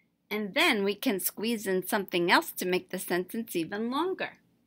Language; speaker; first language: English; native; English